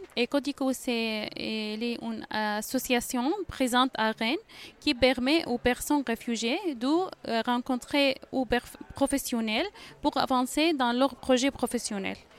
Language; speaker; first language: French; non-native, fluent; Arabic